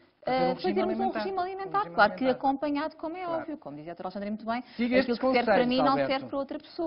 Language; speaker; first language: Portuguese; native; Portuguese